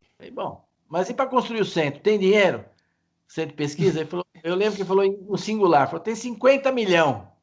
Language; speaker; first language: Portuguese; native; Portuguese